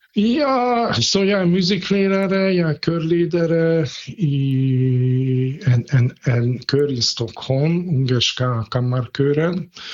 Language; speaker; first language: Swedish; non-native, fluent; Hungarian